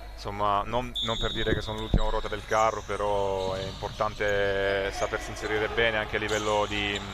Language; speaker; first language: Italian; native; Italian